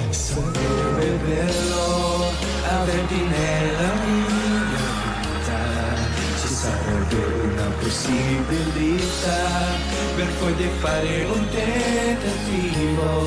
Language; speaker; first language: Italian; non-native, learner; Filipino